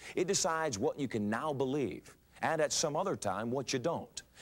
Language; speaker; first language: English; native; English